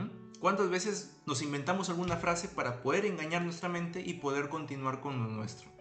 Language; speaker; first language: Spanish; native; Spanish